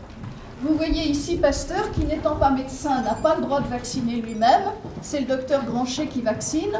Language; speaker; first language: French; native; French